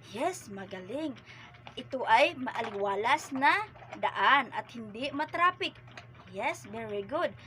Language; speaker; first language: Filipino; non-native, local second language; Cebuano